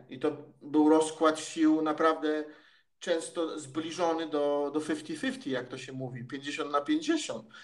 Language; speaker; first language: Polish; native; Polish